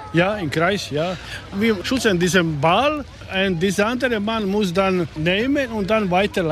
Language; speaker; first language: German; non-native, learner; Croatian